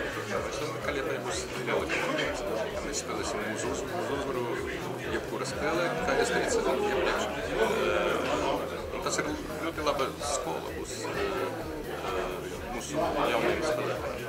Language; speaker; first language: Latvian; non-native, local second language; Russian